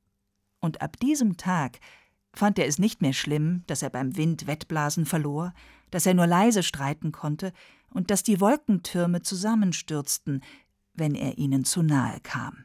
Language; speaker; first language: German; native; German